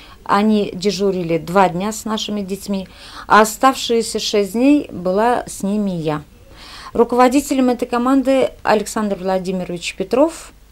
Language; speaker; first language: Russian; native; Russian